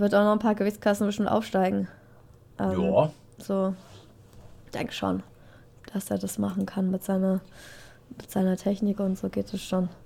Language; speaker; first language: German; native; German